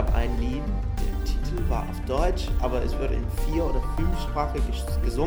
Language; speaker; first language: German; non-native, fluent; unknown